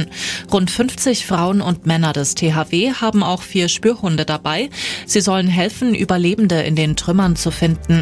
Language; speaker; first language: German; native; German